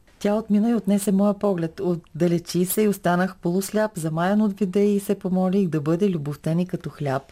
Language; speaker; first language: Bulgarian; native; Bulgarian